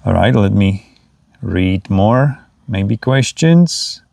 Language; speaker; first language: English; non-native, fluent; Slovak